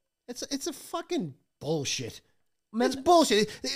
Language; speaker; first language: English; native; English